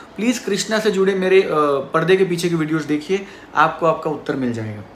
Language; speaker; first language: Hindi; non-native, local second language; Marathi